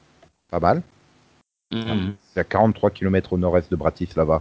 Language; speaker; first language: French; native; French